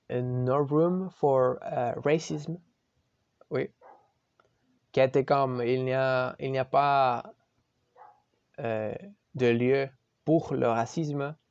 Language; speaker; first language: French; non-native, learner; Spanish